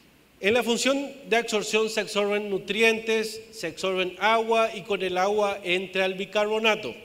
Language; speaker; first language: Spanish; native; Spanish